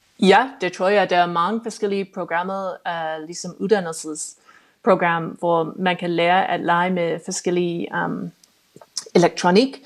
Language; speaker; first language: Danish; non-native, fluent; English